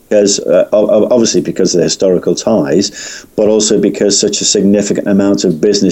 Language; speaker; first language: English; native; English